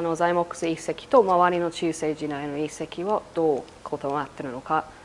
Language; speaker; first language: Japanese; non-native, fluent; English